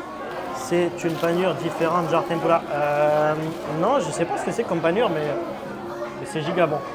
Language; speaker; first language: French; native; French